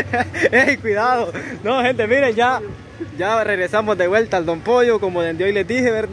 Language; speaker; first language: Spanish; native; Spanish